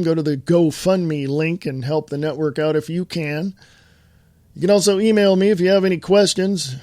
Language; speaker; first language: English; native; English